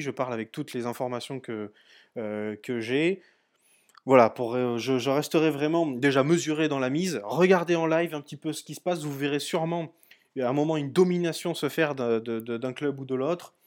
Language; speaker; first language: French; native; French